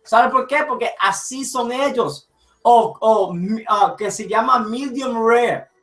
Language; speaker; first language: Spanish; early bilingual, heritage; English